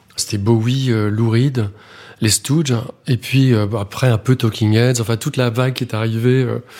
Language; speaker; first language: French; native; French